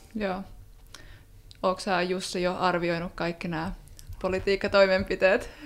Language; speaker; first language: Finnish; native; Finnish